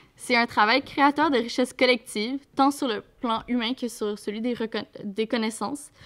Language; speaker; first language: French; native; French